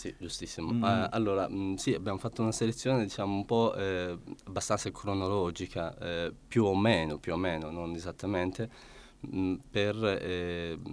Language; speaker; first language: Italian; non-native, fluent; Arabic